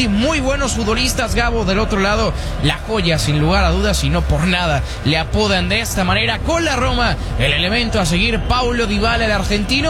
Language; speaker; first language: Spanish; native; Spanish